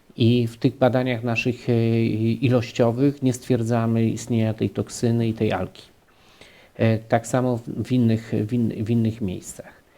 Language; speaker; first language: Polish; native; Polish